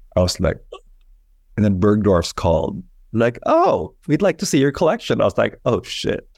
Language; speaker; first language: English; non-native, local second language; Filipino